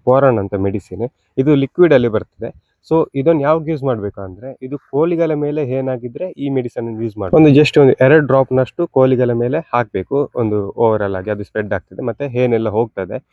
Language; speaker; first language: Kannada; non-native, local second language; Tulu